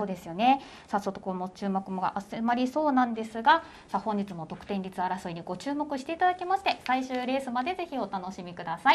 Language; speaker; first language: Japanese; native; Japanese